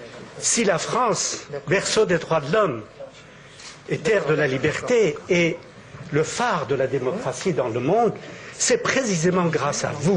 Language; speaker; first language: French; native; French